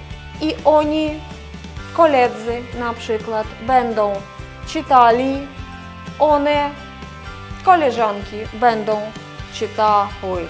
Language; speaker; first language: Polish; non-native, fluent; Russian